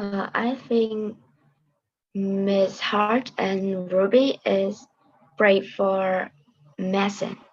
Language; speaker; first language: English; non-native, learner; Korean